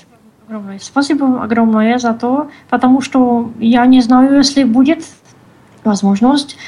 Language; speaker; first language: Russian; non-native, learner; Czech